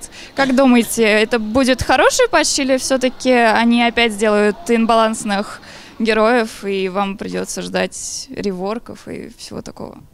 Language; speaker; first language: Russian; native; Russian